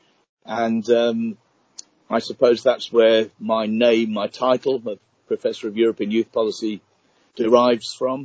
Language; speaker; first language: English; native; English